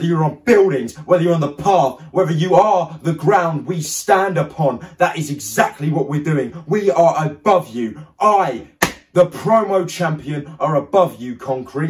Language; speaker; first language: English; native; English